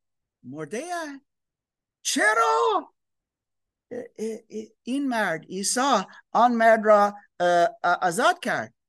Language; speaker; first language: Persian; non-native, learner; English